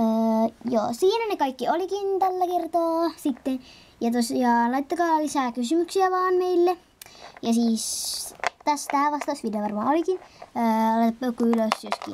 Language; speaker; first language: Finnish; native; Finnish